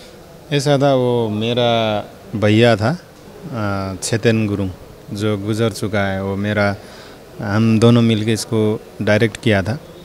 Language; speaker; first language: Hindi; non-native, learner; Nepali